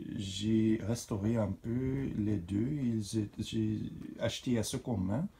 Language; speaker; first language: French; non-native, fluent; Dutch